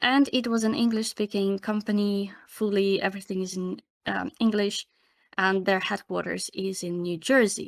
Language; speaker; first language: English; non-native, fluent; Ukrainian